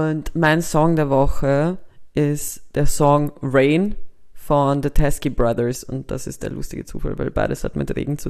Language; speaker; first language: German; native; German